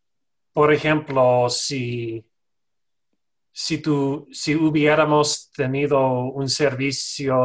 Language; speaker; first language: Spanish; non-native, fluent; English